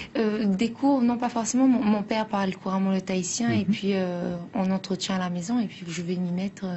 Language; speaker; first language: French; native; French